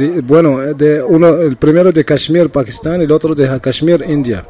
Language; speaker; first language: Spanish; non-native, learner; Arabic